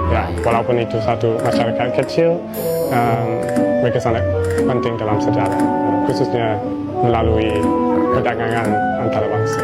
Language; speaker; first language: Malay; non-native, fluent; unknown